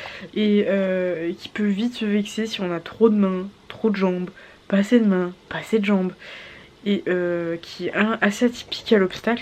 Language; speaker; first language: French; native; French